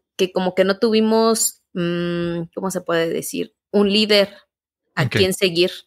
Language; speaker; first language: Spanish; native; Spanish